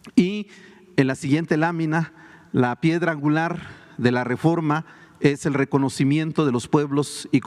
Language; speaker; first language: Spanish; non-native, local second language; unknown